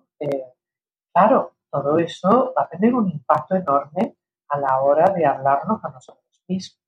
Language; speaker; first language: Spanish; early bilingual, heritage; Spanish